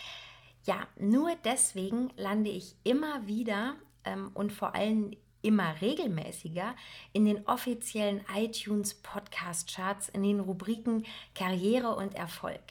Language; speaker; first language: German; native; German